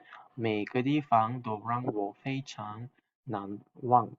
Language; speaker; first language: Chinese; non-native, fluent; Uzbek